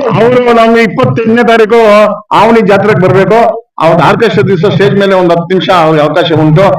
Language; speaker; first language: Kannada; native; Kannada